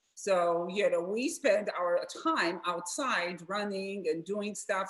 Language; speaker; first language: English; non-native, fluent; Polish